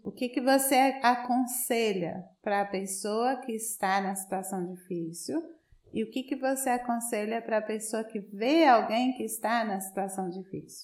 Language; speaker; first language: Portuguese; native; Portuguese